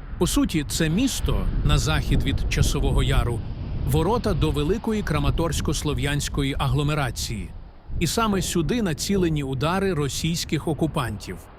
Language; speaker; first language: Ukrainian; native; Ukrainian